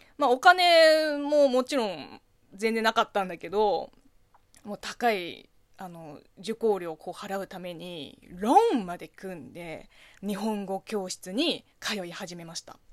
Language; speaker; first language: Japanese; non-native, fluent; Chinese